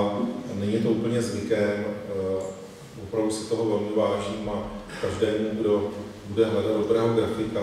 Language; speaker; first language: Czech; native; Czech